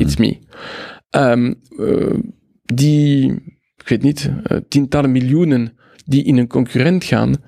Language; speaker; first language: Dutch; non-native, local second language; French